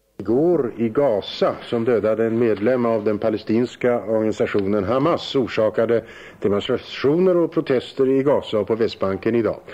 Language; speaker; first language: Swedish; native; Swedish